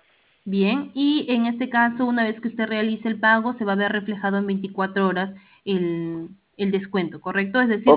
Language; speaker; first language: Spanish; native; Spanish